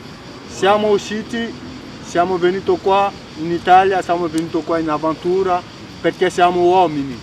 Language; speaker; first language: Italian; non-native, fluent; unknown